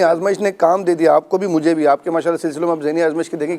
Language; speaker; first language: Urdu; native; Urdu